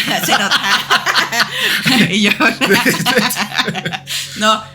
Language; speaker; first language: Spanish; native; Spanish